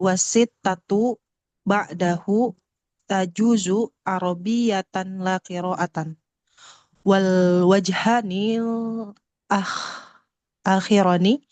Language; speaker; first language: Arabic; non-native, learner; Indonesian